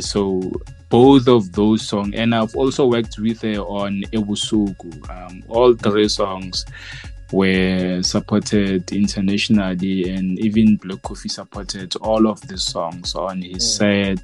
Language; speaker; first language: English; non-native, local second language; Northern Sotho